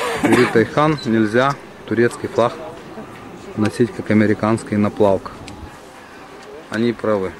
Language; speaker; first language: Russian; native; Russian